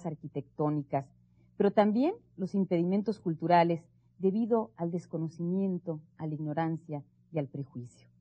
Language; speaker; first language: Spanish; native; Spanish